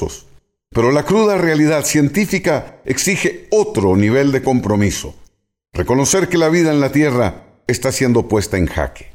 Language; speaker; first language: Spanish; native; Spanish